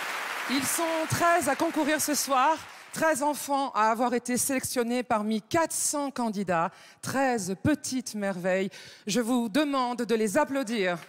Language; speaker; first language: French; native; French